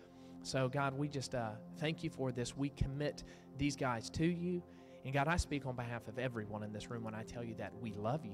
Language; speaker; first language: English; native; English